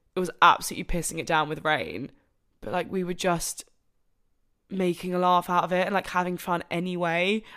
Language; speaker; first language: English; native; English